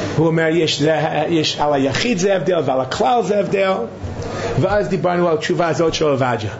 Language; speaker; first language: Hebrew; non-native, fluent; English